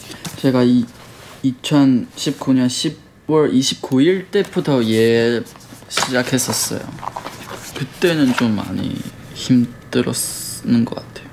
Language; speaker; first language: Korean; non-native, fluent; Chinese